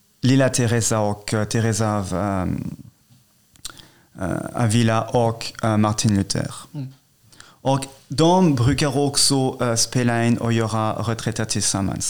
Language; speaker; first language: Swedish; non-native, fluent; French